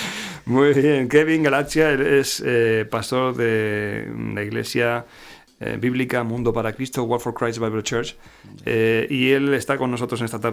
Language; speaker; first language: Spanish; native; Spanish